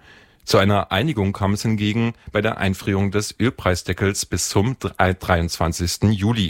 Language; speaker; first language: German; native; German